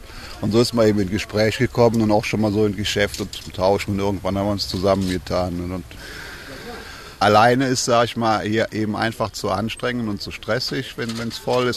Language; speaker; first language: German; native; German